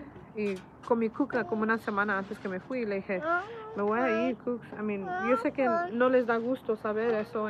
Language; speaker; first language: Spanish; early bilingual, heritage; Spanish